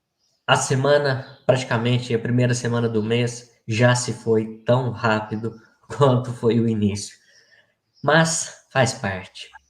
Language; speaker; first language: Portuguese; native; Portuguese